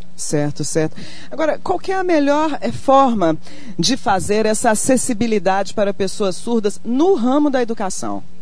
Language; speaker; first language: Portuguese; native; Portuguese